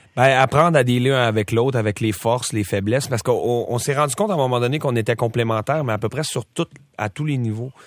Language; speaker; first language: French; native; French